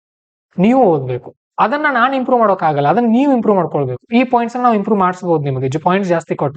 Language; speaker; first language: Kannada; native; Kannada